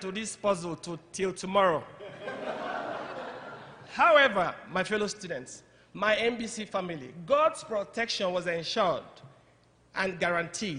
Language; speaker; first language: English; non-native, local second language; Igbo